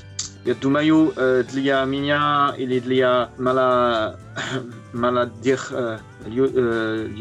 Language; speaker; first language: Russian; non-native, learner; French